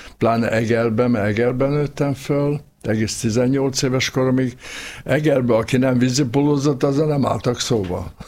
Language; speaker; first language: Hungarian; native; Hungarian